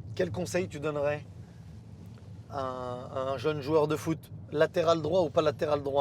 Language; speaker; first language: French; native; French